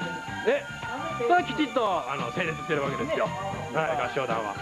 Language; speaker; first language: Japanese; native; Japanese